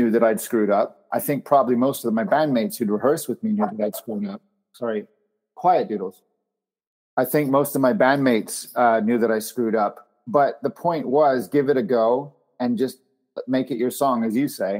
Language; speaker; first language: English; native; English